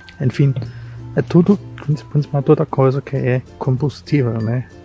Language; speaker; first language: Portuguese; non-native, fluent; German